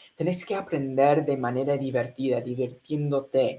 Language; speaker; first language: Spanish; non-native, fluent; English